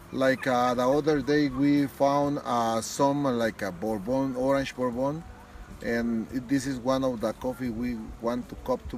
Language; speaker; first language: English; non-native, learner; Spanish